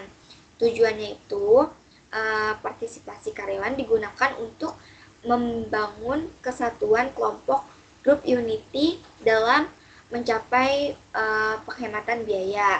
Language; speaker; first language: Indonesian; native; Indonesian